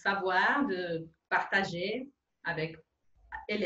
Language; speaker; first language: French; non-native, learner; Spanish